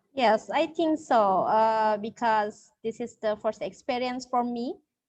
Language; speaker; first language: English; non-native, learner; Indonesian